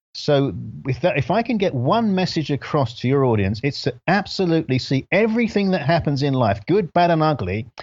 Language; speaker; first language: English; native; English